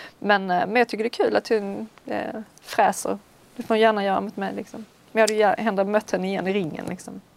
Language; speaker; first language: Swedish; native; Swedish